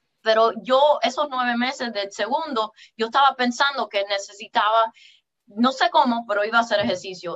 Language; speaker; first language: Spanish; early bilingual, heritage; English